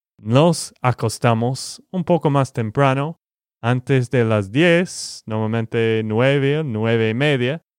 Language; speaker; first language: Spanish; non-native, fluent; English